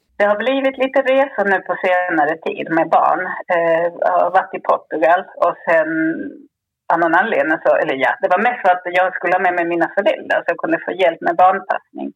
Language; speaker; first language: Swedish; early bilingual, other home language; Spanish